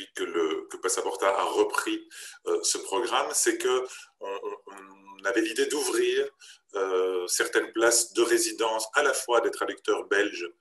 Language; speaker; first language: French; native; French